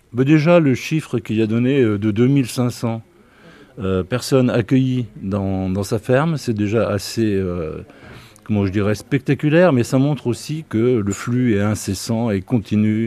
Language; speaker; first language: French; native; French